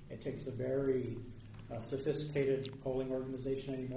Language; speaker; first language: English; native; English